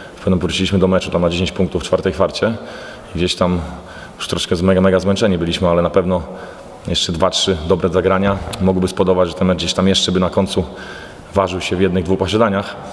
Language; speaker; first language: Polish; native; Polish